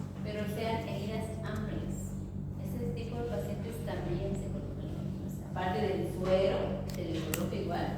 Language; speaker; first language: Spanish; native; Spanish